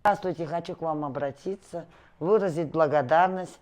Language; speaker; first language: Russian; native; Russian